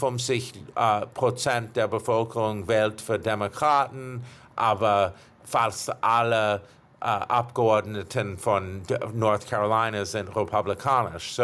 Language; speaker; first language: German; non-native, fluent; English